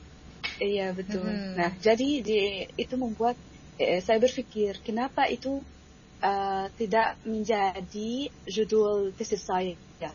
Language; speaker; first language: Indonesian; non-native, fluent; Arabic